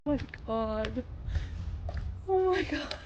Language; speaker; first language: English; native; English